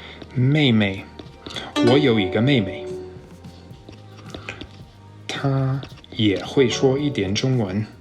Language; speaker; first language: Chinese; non-native, learner; English